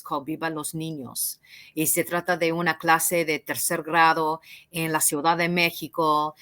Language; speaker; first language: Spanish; non-native, fluent; English